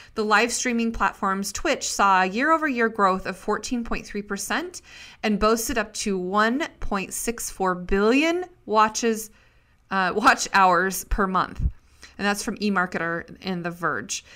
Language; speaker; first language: English; native; English